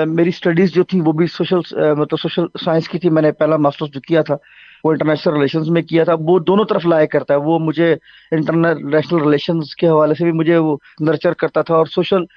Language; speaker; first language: Urdu; non-native, local second language; Saraiki